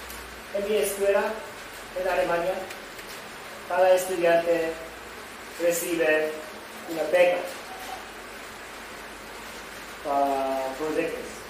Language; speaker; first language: Spanish; non-native, learner; Japanese